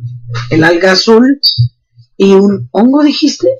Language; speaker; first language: Spanish; native; Spanish